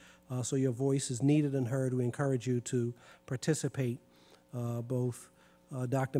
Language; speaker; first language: English; native; English